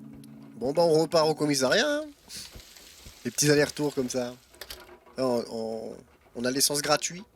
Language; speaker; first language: French; native; French